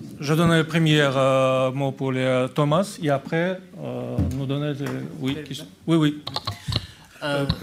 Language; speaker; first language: French; non-native, learner; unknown